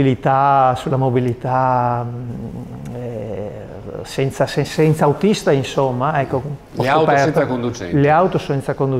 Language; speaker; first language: Italian; native; Italian